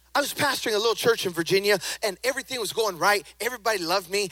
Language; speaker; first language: English; early bilingual, other home language; Spanish